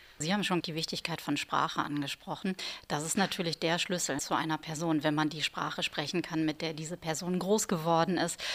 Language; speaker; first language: German; native; German